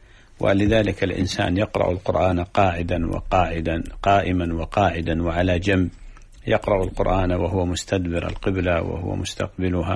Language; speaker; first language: Arabic; native; Arabic